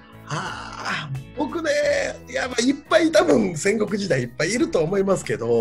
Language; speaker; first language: Japanese; native; Japanese